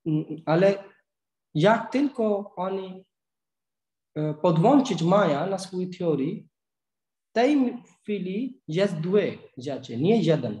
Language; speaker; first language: Polish; non-native, learner; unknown